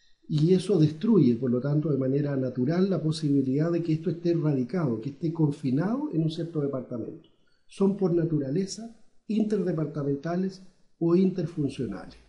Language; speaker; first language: Spanish; native; Spanish